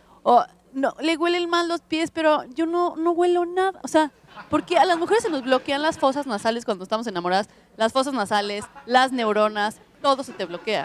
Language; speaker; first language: Spanish; native; Spanish